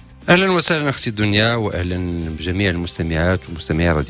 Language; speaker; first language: Arabic; native; Arabic